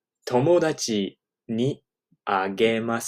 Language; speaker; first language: Japanese; non-native, fluent; English